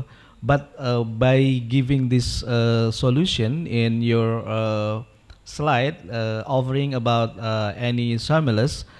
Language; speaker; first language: English; non-native, local second language; Indonesian